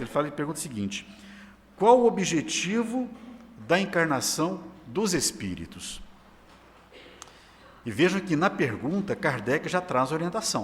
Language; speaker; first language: Portuguese; native; Portuguese